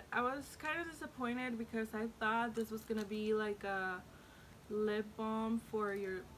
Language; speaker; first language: English; early bilingual, other home language; Spanish